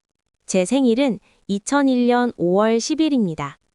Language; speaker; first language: Korean; non-native, learner; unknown